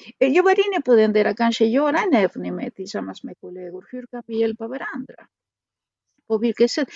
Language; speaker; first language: Swedish; non-native, fluent; Spanish